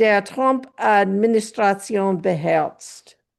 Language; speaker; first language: German; non-native, fluent; English